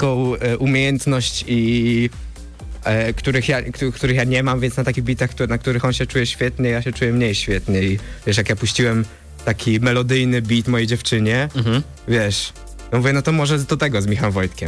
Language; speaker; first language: Polish; native; Polish